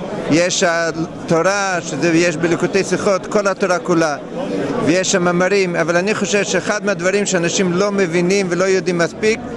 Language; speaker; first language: Hebrew; non-native, fluent; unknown